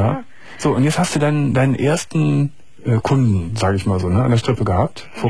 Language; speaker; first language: German; native; German